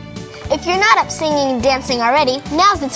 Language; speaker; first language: English; native; English